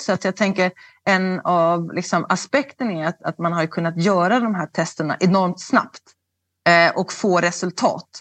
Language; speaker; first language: Swedish; native; Swedish